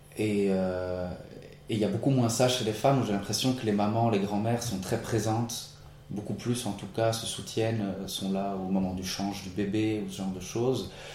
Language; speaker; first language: French; native; French